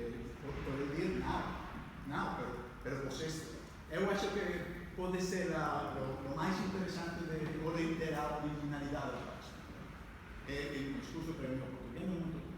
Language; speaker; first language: Portuguese; non-native, fluent; Spanish